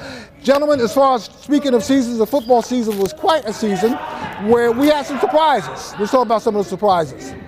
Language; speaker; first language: English; native; English